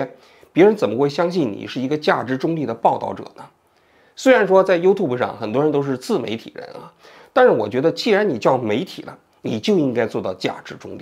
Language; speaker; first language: Chinese; native; Chinese